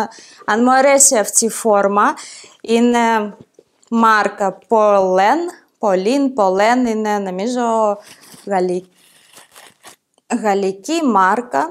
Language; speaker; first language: Greek; non-native, fluent; Ukrainian